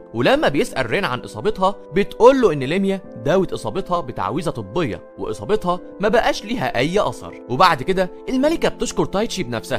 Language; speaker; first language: Arabic; native; Arabic